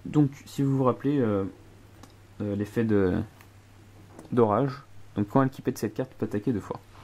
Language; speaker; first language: French; native; French